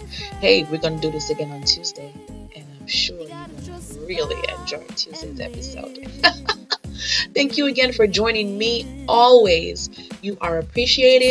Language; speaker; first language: English; native; English